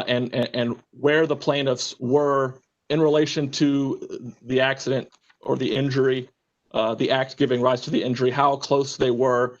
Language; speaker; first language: English; native; English